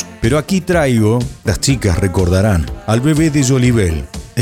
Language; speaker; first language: Spanish; native; Spanish